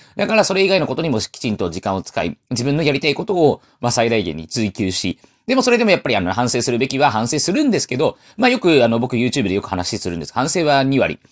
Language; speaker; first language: Japanese; non-native, fluent; Chinese